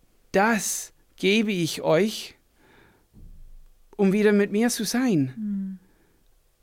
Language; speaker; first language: German; non-native, fluent; English